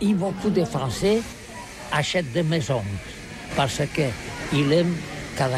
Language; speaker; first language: French; non-native, learner; Catalan